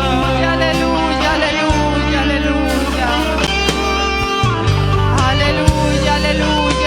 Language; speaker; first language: Spanish; native; Spanish